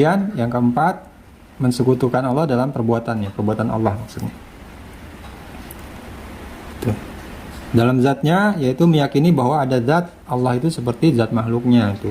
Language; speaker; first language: Indonesian; native; Indonesian